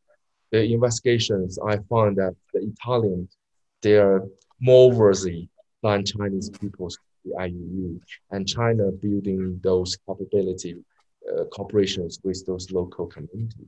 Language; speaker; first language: English; non-native, learner; Chinese